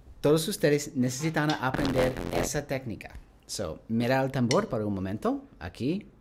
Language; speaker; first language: Spanish; non-native, learner; English